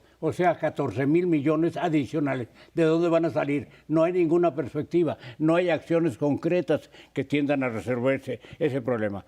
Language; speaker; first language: Spanish; native; Spanish